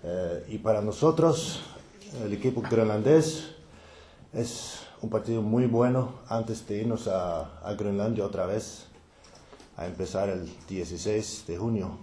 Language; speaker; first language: Spanish; non-native, learner; Danish